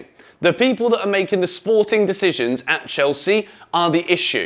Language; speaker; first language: English; native; English